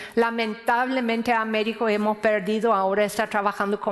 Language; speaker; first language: Spanish; non-native, fluent; English